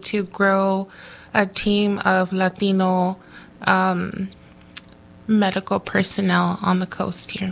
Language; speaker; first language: English; early bilingual, other home language; Spanish